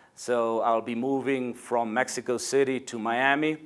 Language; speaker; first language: English; non-native, fluent; Spanish